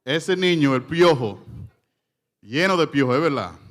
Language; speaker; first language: Spanish; early bilingual, heritage; Spanish